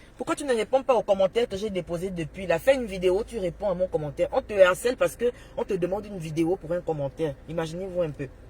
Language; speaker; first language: French; native; French